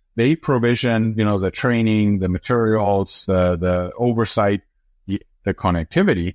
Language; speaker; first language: English; non-native, fluent; German